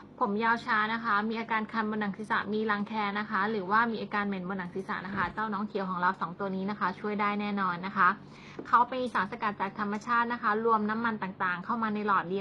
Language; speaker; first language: Thai; native; Thai